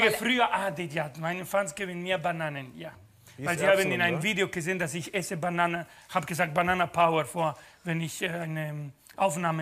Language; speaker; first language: German; non-native, fluent; Spanish